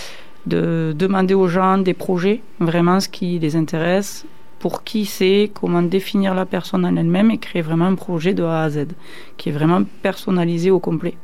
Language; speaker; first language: French; native; French